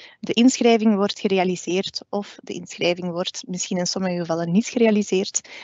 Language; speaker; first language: Dutch; native; Dutch